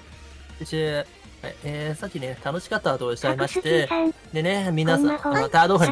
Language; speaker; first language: Japanese; non-native, fluent; Chinese